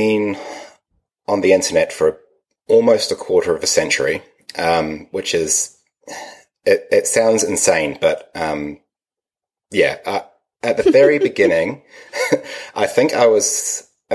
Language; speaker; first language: English; native; English